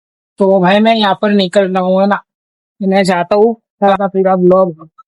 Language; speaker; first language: Hindi; non-native, local second language; Gujarati